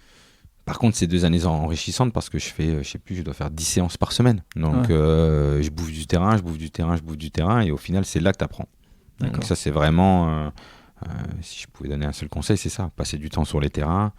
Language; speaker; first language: French; native; French